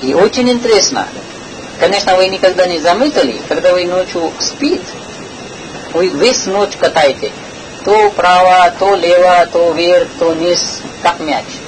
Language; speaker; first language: Russian; non-native, learner; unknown